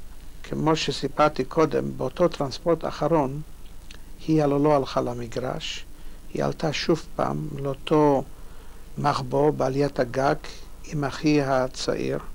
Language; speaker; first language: Hebrew; non-native, fluent; Polish